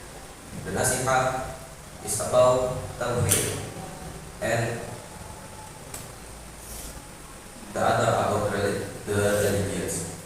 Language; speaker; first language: English; non-native, learner; Indonesian